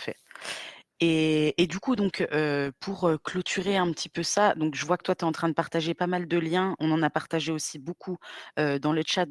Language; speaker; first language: French; native; French